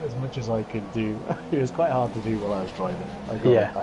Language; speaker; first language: English; native; English